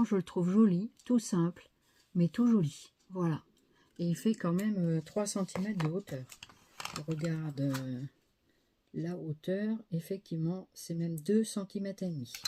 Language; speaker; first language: French; native; French